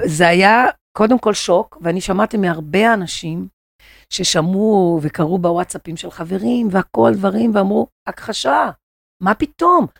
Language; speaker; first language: Hebrew; non-native, fluent; Portuguese